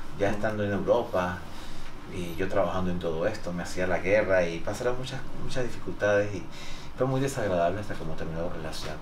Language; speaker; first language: Spanish; native; Spanish